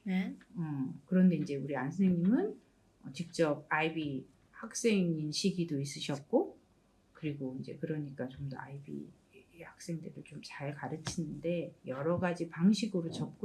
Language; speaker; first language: Korean; native; Korean